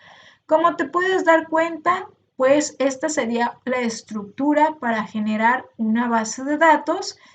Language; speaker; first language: Spanish; native; Spanish